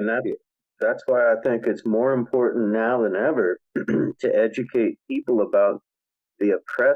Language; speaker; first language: English; native; English